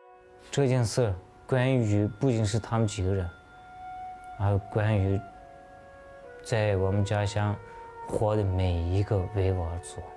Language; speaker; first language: Chinese; non-native, local second language; Uyghur